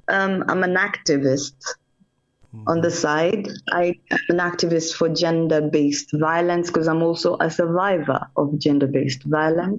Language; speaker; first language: English; non-native, local second language; Swahili